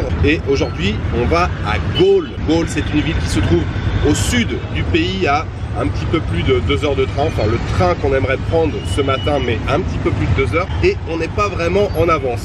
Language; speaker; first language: French; native; French